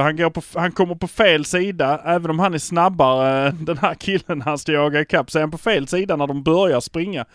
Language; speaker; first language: Swedish; native; Swedish